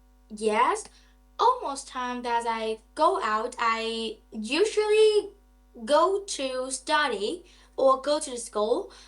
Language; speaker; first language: English; non-native, learner; Vietnamese